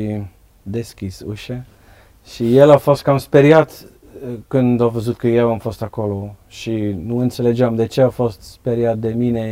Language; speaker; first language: Romanian; non-native, learner; Dutch